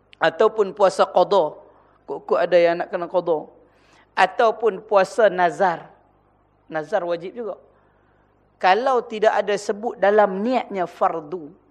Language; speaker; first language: Malay; native; Malay